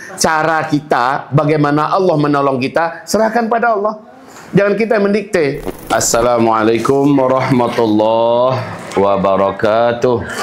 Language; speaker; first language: Malay; non-native, local second language; Minangkabau